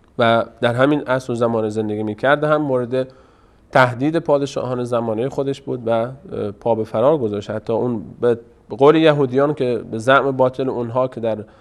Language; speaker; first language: Persian; native; Persian